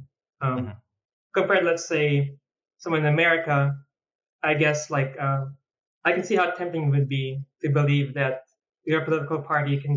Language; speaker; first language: English; non-native, local second language; Filipino